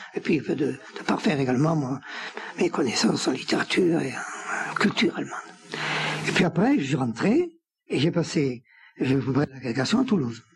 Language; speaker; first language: French; native; French